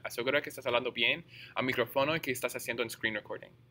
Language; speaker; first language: Spanish; non-native, fluent; English